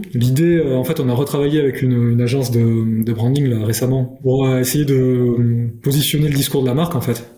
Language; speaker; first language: French; native; French